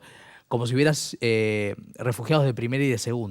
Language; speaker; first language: Spanish; native; Spanish